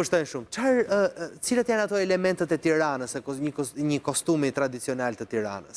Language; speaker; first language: Albanian; native; Albanian